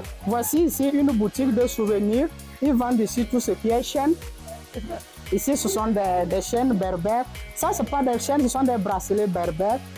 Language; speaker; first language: French; non-native, fluent; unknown